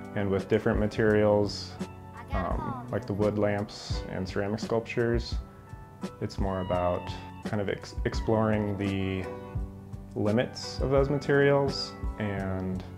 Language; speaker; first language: English; native; English